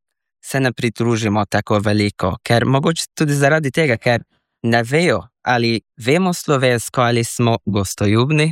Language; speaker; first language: Slovenian; early bilingual, heritage; Slovenian